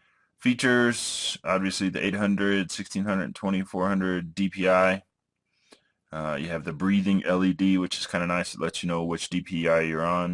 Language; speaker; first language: English; native; English